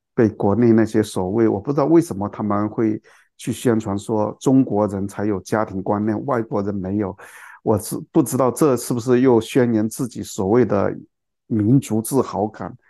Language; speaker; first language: Chinese; non-native, local second language; Cantonese